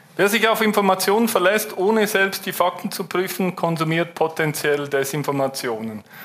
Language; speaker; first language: German; native; German